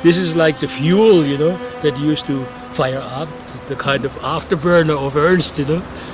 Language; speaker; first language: English; non-native, fluent; German